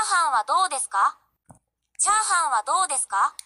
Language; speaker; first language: Japanese; non-native, learner; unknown